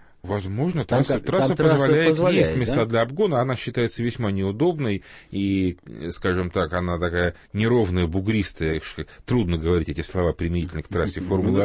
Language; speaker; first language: Russian; native; Russian